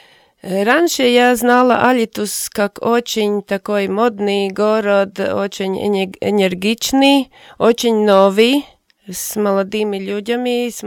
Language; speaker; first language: Russian; non-native, fluent; Latvian